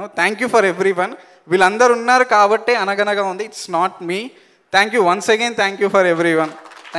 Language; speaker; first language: Telugu; native; Telugu